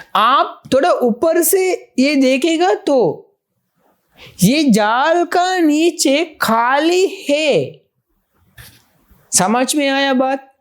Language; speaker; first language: Hindi; non-native, fluent; Sinhala